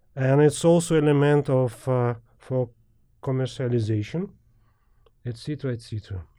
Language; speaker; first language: English; non-native, fluent; Ukrainian